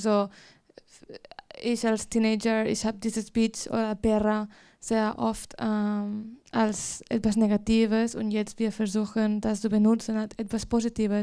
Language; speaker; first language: German; non-native, fluent; Spanish